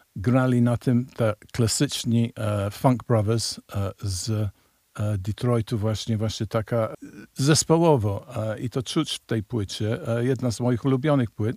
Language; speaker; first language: Polish; early bilingual, heritage; Polish